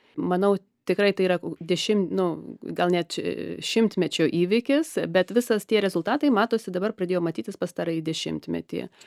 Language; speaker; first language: Lithuanian; early bilingual, heritage; Lithuanian